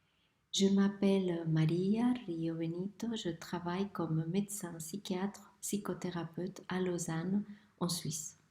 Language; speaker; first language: French; non-native, fluent; Spanish